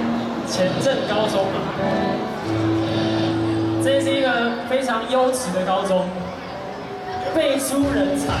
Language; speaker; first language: Chinese; native; Chinese